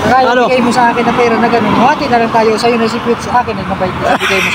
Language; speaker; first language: Filipino; non-native, local second language; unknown